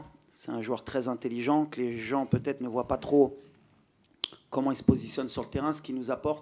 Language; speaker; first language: French; native; French